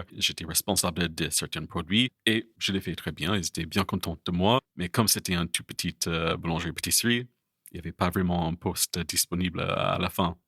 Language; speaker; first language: French; non-native, fluent; English